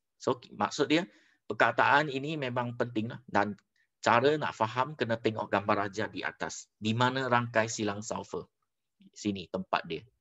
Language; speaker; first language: Malay; non-native, local second language; Chinese